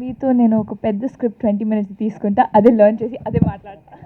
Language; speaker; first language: Telugu; non-native, local second language; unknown